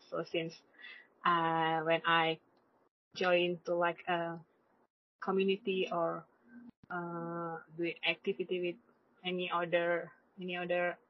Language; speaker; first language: English; non-native, learner; Indonesian